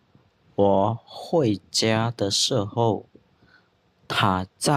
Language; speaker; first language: Chinese; non-native, fluent; Khmer